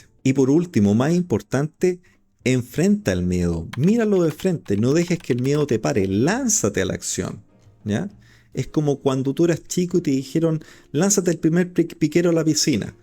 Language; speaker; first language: Spanish; native; Spanish